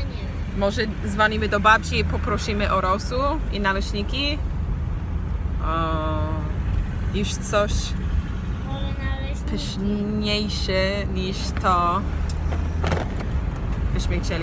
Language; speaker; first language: Polish; non-native, fluent; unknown